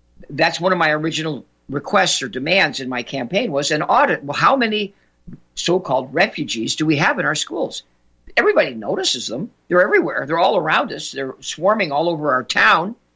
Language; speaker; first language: English; native; English